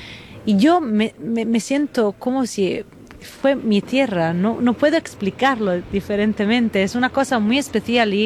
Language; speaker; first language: Spanish; non-native, fluent; Italian